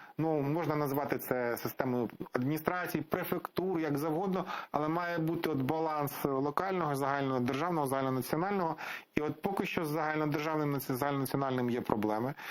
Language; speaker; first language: Ukrainian; native; Ukrainian